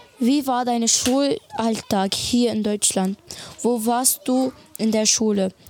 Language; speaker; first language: German; native; German